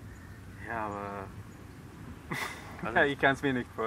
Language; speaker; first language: German; non-native, fluent; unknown